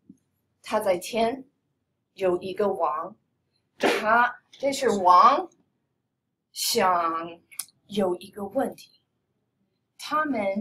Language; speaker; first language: Chinese; non-native, fluent; English